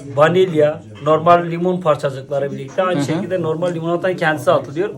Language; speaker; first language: Turkish; native; Turkish